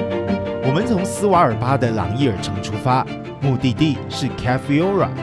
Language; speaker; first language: Chinese; native; Chinese